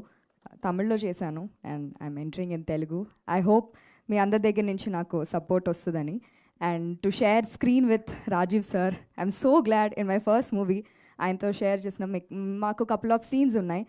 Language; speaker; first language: Telugu; early bilingual, heritage; Telugu